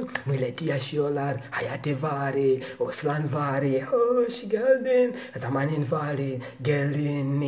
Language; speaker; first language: Turkish; non-native, learner; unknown